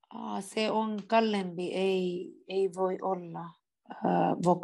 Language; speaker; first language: Finnish; non-native, learner; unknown